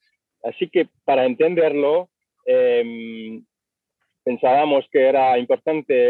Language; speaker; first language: Spanish; non-native, fluent; French